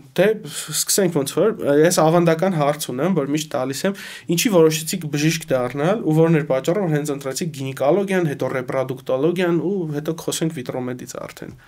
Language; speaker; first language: Armenian; native; Armenian